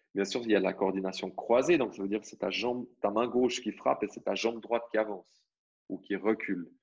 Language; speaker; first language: French; native; French